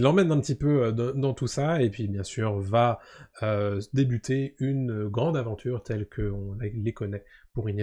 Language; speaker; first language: French; native; French